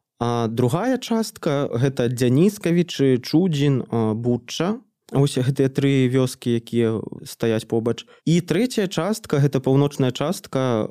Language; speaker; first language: Belarusian; native; Belarusian